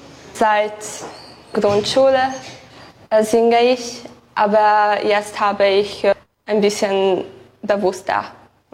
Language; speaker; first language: German; non-native, local second language; Hungarian